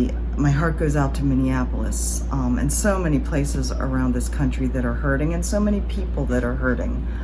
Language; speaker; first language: English; native; English